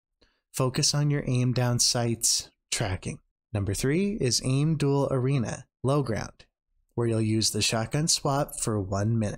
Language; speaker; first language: English; native; English